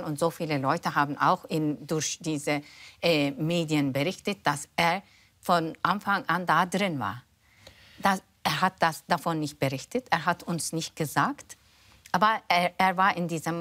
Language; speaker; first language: German; non-native, fluent; Turkish